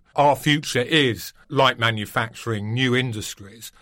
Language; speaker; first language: English; native; English